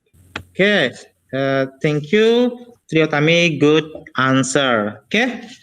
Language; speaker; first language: English; non-native, learner; Indonesian